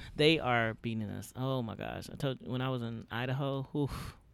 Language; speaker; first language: English; native; English